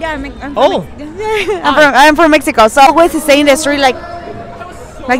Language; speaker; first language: English; non-native, learner; Spanish